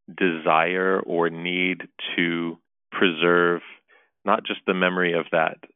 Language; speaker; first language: English; early bilingual, other home language; Turkish